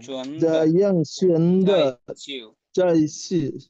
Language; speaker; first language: Chinese; non-native, learner; Bangla